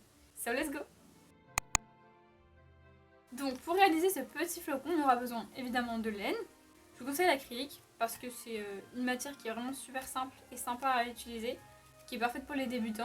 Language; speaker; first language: French; native; French